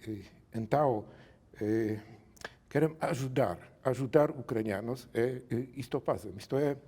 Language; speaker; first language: Portuguese; non-native, learner; Polish